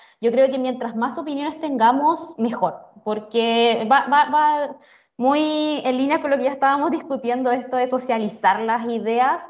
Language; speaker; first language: Spanish; native; Spanish